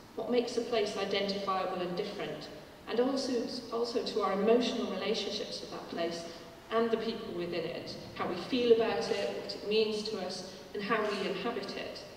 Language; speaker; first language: English; native; English